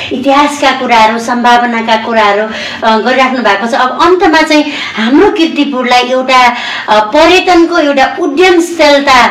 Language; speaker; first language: Nepali; non-native, local second language; Newari